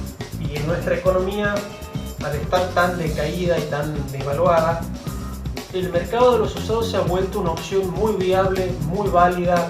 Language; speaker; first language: Spanish; native; Spanish